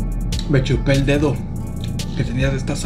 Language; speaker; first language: Spanish; early bilingual, other home language; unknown